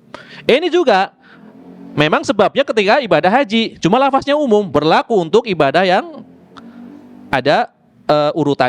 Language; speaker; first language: Indonesian; native; Indonesian